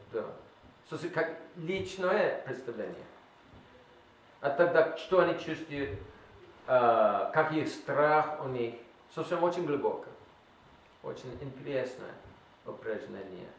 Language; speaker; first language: Russian; non-native, learner; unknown